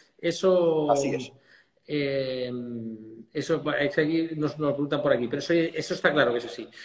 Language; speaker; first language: Spanish; native; Spanish